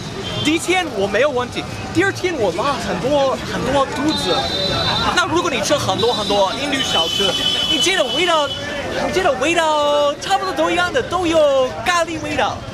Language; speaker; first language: Chinese; non-native, learner; English